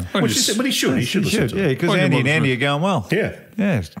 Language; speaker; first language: English; native; English